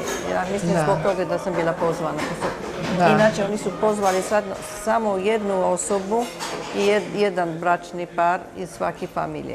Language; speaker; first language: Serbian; early bilingual, heritage; Serbian